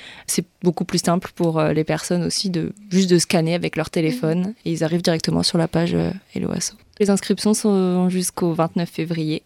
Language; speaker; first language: French; native; French